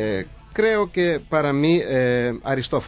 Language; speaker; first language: Spanish; non-native, learner; Greek